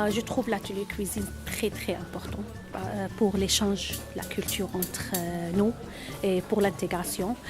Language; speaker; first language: French; non-native, fluent; Arabic